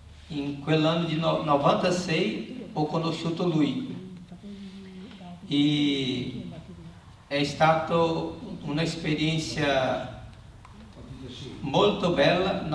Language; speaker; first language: Italian; non-native, learner; Portuguese